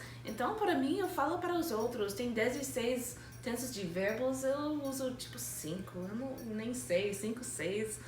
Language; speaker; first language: Portuguese; non-native, fluent; English